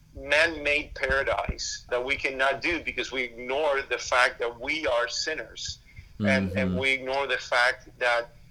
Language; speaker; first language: English; early bilingual, other home language; Spanish